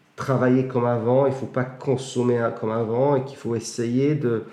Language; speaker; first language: French; early bilingual, heritage; French